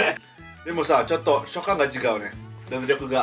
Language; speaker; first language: Japanese; non-native, fluent; Indonesian